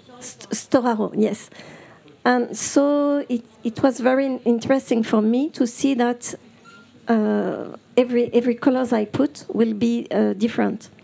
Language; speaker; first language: English; non-native, learner; French